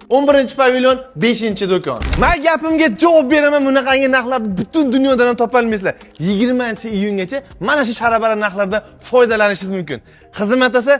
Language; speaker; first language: Uzbek; native; Uzbek